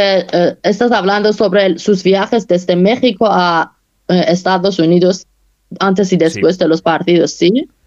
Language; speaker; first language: Spanish; non-native, learner; Persian